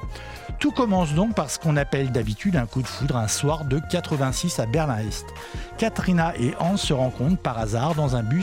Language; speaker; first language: French; native; French